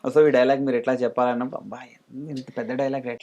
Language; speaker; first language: Telugu; native; Telugu